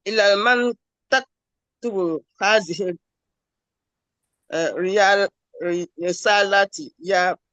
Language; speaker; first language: Arabic; non-native, learner; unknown